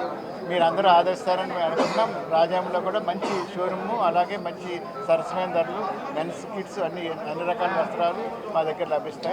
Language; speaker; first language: Telugu; native; Telugu